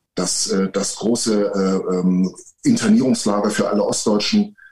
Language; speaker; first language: German; native; German